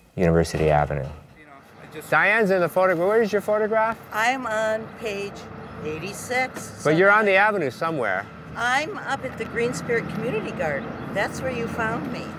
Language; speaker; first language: English; native; English